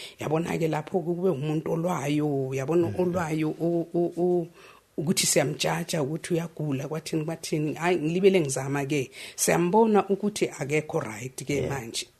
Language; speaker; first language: Zulu; native; Zulu